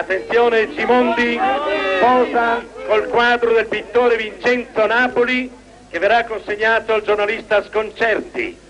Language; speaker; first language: Italian; native; Italian